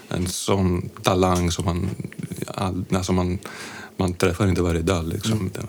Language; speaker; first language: Swedish; non-native, fluent; Greek